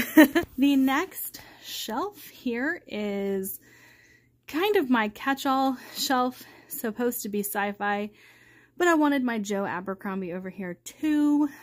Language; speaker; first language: English; native; English